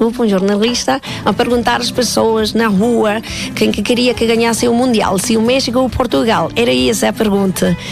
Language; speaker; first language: Portuguese; non-native, fluent; Spanish